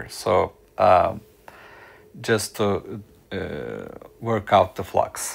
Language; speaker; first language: English; non-native, fluent; Turkish